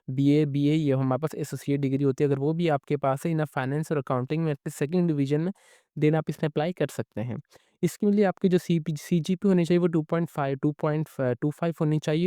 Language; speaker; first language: Hindi; non-native, local second language; Punjabi